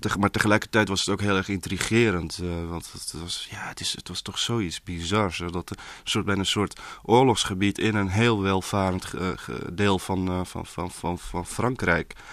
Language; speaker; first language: Dutch; early bilingual, other home language; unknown